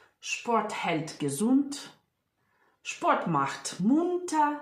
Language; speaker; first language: German; non-native, fluent; Ukrainian